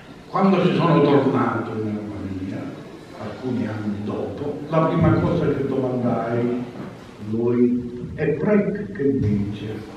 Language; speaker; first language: Italian; native; Italian